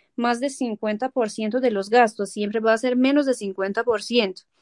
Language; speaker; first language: Spanish; non-native, fluent; Persian